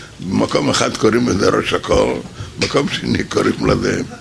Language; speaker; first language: Hebrew; non-native, fluent; Yiddish